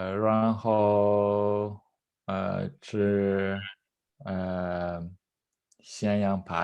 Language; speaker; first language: Chinese; non-native, learner; Norwegian